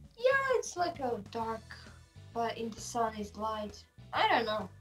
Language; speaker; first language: English; non-native, fluent; Turkish